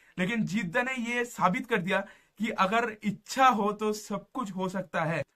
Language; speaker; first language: Hindi; non-native, local second language; Bangla